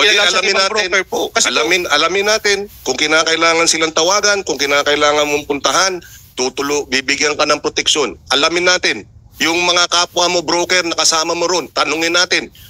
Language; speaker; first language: Filipino; native; Filipino